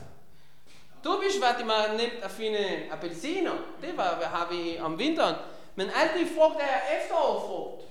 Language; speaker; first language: Danish; non-native, fluent; Hebrew